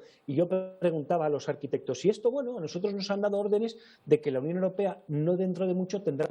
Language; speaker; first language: Spanish; native; Spanish